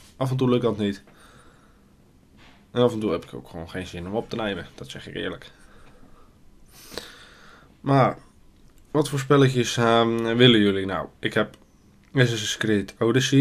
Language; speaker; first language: Dutch; native; Dutch